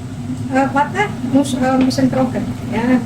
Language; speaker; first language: German; non-native, learner; Indonesian